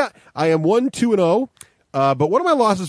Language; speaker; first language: English; native; English